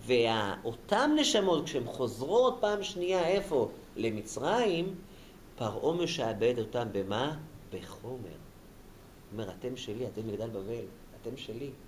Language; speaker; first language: Hebrew; native; Hebrew